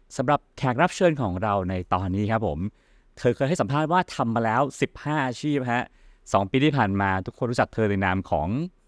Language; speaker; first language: Thai; native; Thai